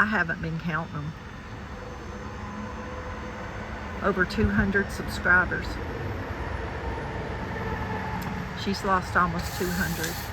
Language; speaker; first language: English; native; English